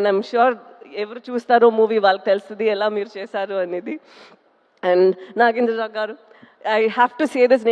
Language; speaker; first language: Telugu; non-native, fluent; Tamil